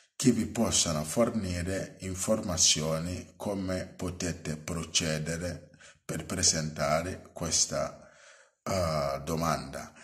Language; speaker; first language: Italian; non-native, fluent; Akan